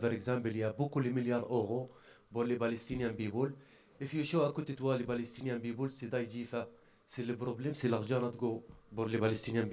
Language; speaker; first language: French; non-native, learner; Arabic